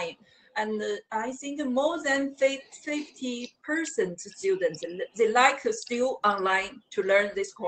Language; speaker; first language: English; non-native, learner; Chinese